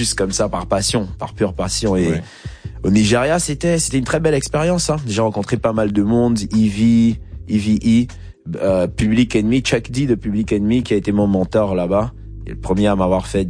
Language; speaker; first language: French; native; French